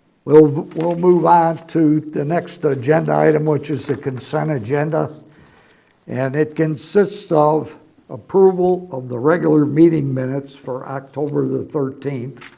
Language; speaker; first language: English; native; English